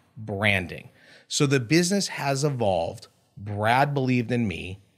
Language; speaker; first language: English; native; English